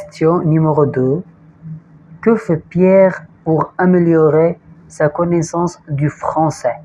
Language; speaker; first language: French; non-native, fluent; Arabic